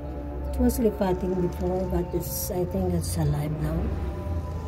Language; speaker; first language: English; non-native, learner; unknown